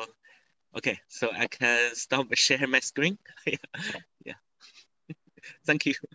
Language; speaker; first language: English; non-native, learner; Chinese